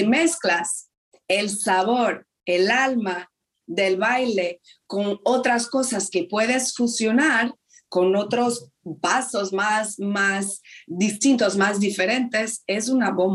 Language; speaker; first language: Spanish; non-native, fluent; Portuguese